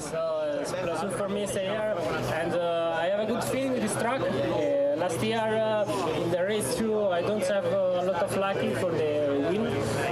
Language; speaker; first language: English; non-native, learner; Italian